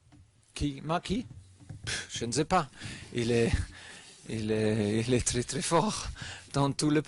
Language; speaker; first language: French; non-native, learner; German